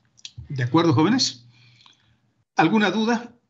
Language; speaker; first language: Spanish; native; Spanish